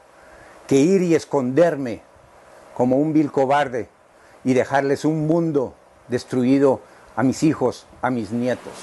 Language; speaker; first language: Spanish; native; Spanish